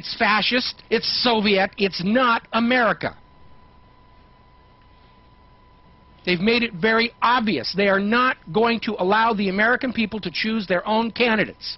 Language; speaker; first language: English; native; English